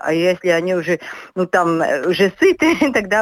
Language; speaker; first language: Russian; non-native, local second language; Latvian